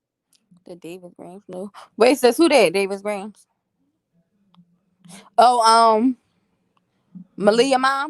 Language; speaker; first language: English; native; English